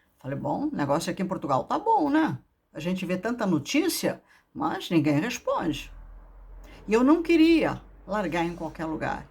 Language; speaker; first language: Portuguese; native; Portuguese